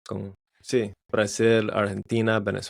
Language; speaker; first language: Spanish; non-native, learner; English